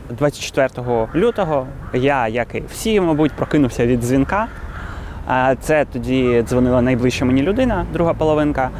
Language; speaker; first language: Ukrainian; non-native, local second language; Russian